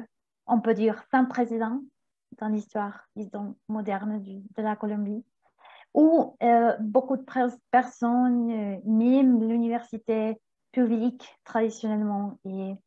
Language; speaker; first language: French; non-native, fluent; Spanish